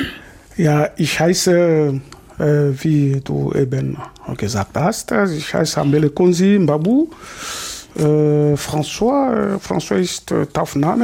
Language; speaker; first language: German; non-native, learner; Lingala